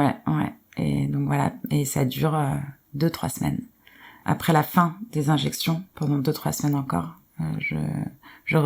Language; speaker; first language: French; native; French